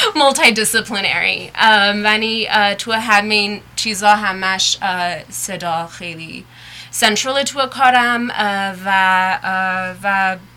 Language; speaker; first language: Persian; early bilingual, heritage; Persian